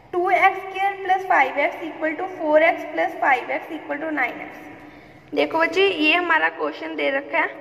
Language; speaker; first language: Hindi; non-native, local second language; Punjabi